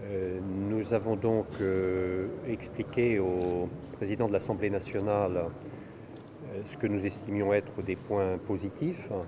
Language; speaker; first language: French; native; French